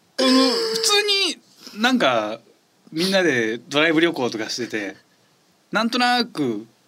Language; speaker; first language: Japanese; native; Japanese